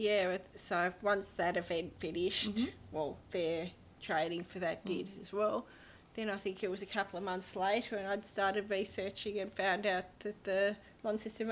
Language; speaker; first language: English; native; English